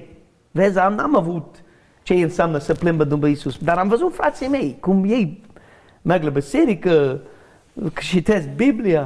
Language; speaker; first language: Romanian; non-native, learner; English